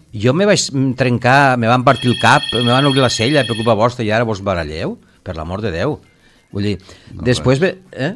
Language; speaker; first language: Catalan; native; Catalan